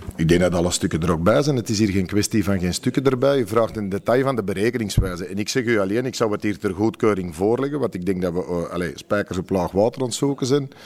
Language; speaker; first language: Dutch; native; Dutch